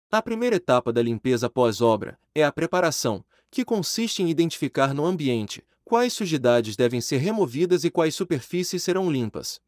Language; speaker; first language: Portuguese; native; Portuguese